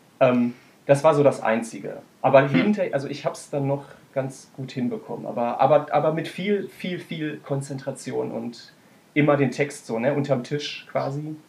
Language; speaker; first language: German; native; German